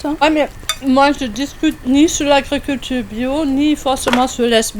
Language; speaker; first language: French; non-native, fluent; German